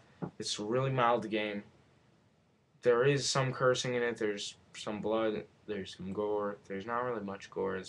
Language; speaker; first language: English; native; English